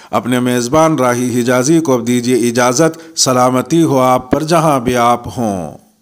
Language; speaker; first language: Urdu; native; Urdu